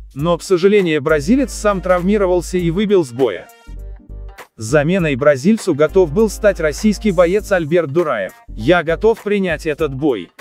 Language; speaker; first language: Russian; non-native, local second language; Uzbek